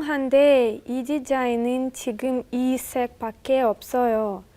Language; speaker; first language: Korean; non-native, learner; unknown